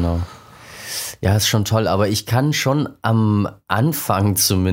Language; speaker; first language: German; native; German